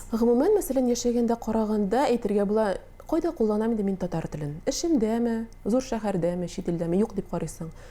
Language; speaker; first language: Tatar; native; Tatar